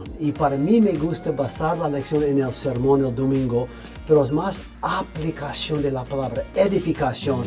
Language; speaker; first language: Spanish; non-native, fluent; English